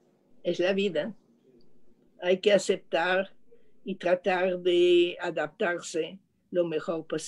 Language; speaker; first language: Spanish; non-native, fluent; French